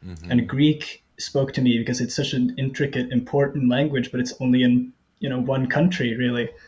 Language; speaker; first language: English; non-native, fluent; Norwegian